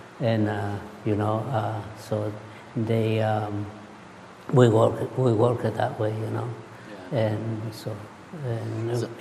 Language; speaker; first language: English; non-native, learner; Spanish